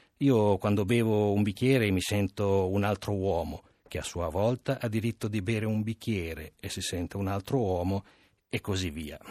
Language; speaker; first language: Italian; non-native, fluent; Romanian